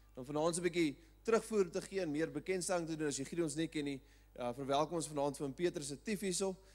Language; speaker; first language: Afrikaans; native; Afrikaans